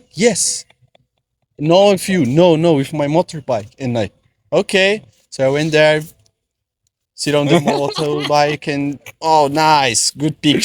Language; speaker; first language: English; non-native, fluent; Portuguese